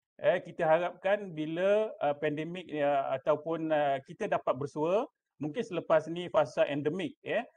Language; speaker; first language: Malay; native; Malay